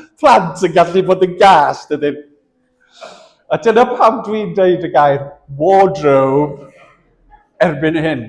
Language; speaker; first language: Welsh; native; Welsh